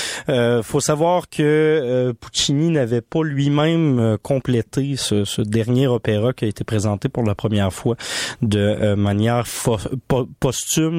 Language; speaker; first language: French; native; French